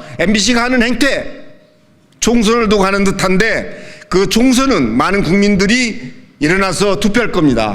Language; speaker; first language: Korean; native; Korean